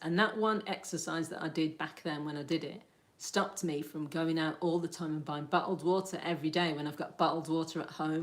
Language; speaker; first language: English; native; English